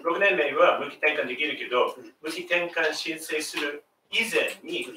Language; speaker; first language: Japanese; non-native, fluent; English